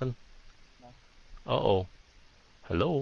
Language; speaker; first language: English; early bilingual, heritage; Vietnamese